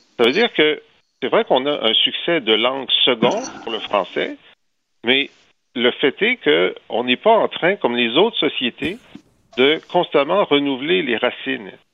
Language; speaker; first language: French; native; French